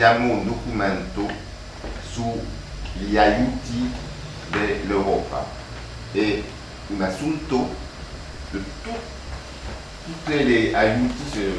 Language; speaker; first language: Italian; non-native, fluent; French